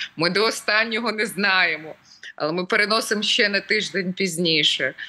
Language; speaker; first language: Ukrainian; native; Ukrainian